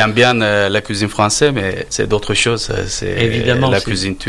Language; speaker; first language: French; non-native, learner; Turkish